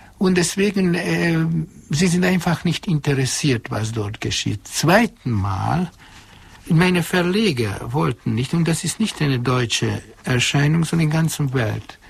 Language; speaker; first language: German; non-native, fluent; Hungarian